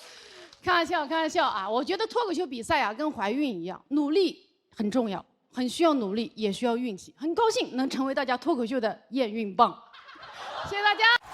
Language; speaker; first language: Chinese; native; Chinese